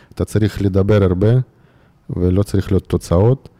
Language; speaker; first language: Hebrew; non-native, fluent; Russian